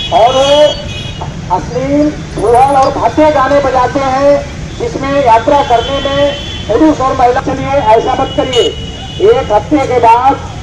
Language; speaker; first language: Hindi; native; Hindi